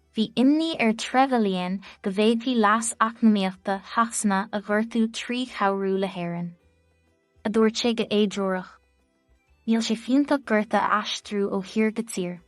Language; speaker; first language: Irish; native; Irish